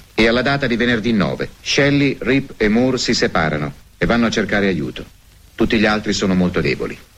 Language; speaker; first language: Italian; native; Italian